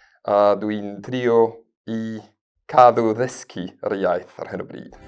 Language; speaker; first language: Welsh; non-native, learner; Spanish